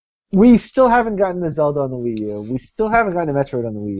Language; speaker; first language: English; native; English